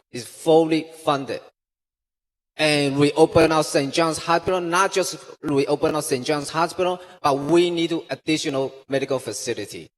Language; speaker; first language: English; non-native, fluent; Chinese